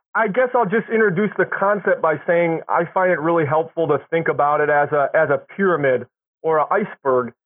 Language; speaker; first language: English; native; English